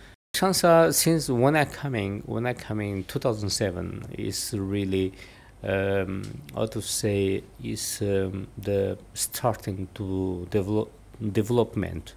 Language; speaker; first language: English; non-native, learner; German